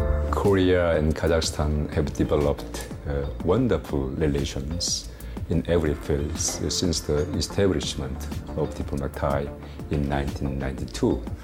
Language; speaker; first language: English; non-native, learner; Korean